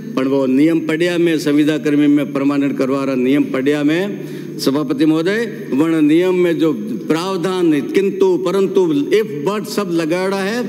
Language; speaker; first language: Hindi; native; Hindi